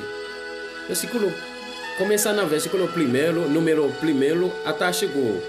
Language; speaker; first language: Portuguese; non-native, learner; Haitian Creole